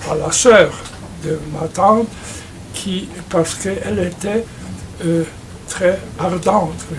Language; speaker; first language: French; non-native, fluent; Polish